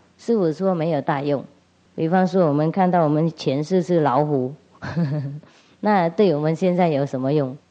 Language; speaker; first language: Chinese; non-native, fluent; Vietnamese